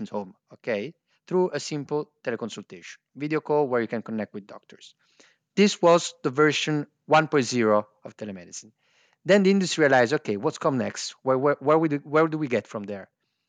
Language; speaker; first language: English; non-native, fluent; Italian